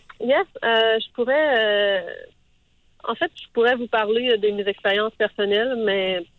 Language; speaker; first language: French; native; French